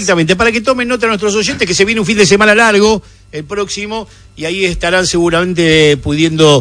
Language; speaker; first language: Spanish; native; Spanish